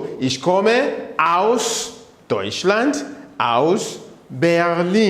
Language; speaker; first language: German; non-native, learner; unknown